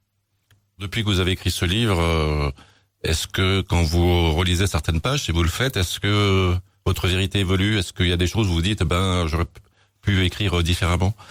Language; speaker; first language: French; native; French